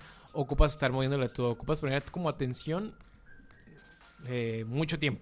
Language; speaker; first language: Spanish; native; Spanish